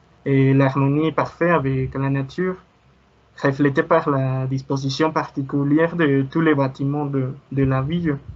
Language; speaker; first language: French; non-native, learner; Spanish